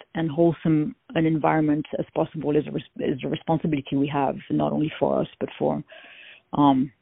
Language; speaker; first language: English; non-native, fluent; French